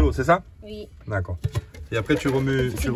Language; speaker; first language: French; native; French